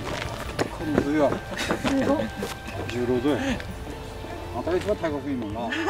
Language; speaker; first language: Japanese; native; Japanese